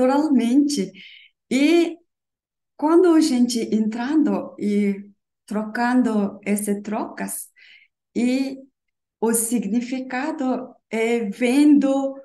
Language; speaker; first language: Portuguese; non-native, learner; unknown